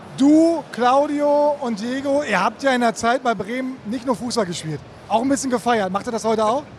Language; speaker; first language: German; native; German